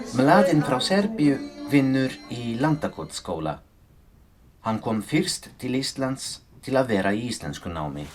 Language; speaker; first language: Icelandic; non-native, fluent; Italian